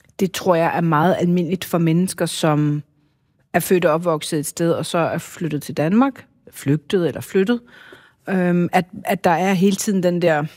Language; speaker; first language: Danish; native; Danish